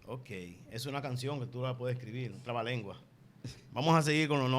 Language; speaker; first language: Spanish; native; Spanish